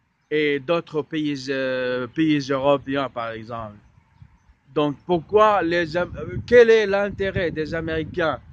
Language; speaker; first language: French; non-native, fluent; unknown